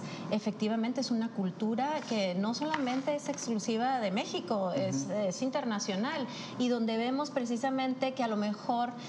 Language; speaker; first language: Spanish; native; Spanish